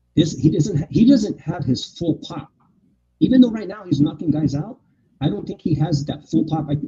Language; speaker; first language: English; native; English